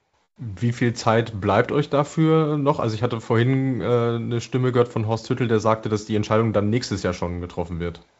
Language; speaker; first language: German; native; German